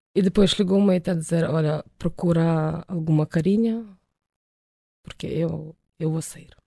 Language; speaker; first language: Portuguese; non-native, fluent; Ukrainian